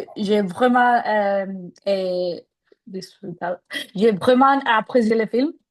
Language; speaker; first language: French; non-native, fluent; Spanish